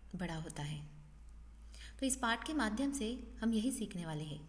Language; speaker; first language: Hindi; non-native, local second language; Marathi